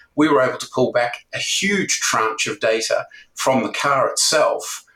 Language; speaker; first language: English; native; English